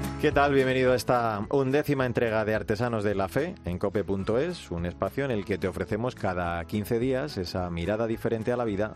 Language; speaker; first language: Spanish; native; Spanish